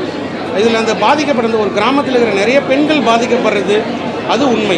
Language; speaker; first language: Tamil; native; Tamil